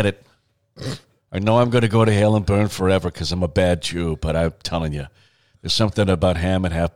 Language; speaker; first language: English; native; English